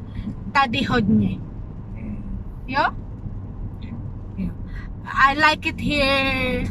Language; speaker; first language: English; non-native, local second language; Filipino